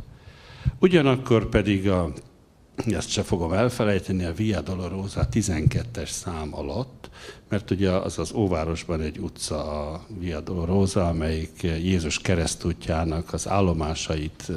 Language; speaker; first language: Hungarian; native; Hungarian